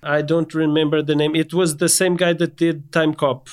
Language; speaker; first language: English; non-native, fluent; Portuguese